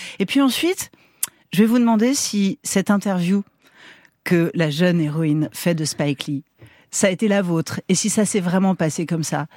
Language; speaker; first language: French; native; French